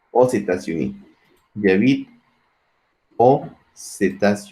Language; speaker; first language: French; non-native, fluent; Spanish